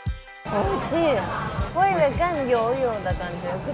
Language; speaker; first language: Chinese; non-native, fluent; Japanese